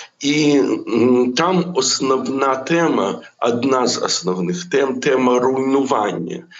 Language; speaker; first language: Ukrainian; non-native, local second language; Russian